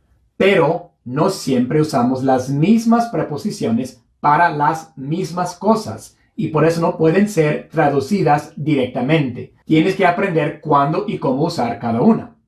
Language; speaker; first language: Spanish; non-native, fluent; English